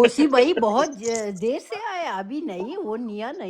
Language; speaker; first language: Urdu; non-native, fluent; Persian